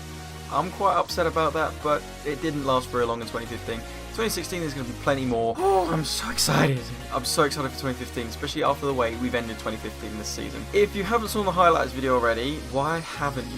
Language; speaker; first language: English; native; English